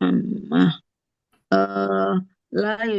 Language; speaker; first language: Arabic; non-native, learner; Indonesian